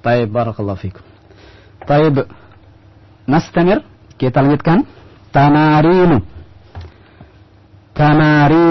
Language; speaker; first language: Arabic; non-native, fluent; Indonesian